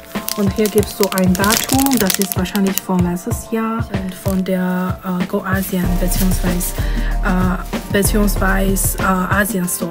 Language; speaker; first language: German; non-native, learner; Chinese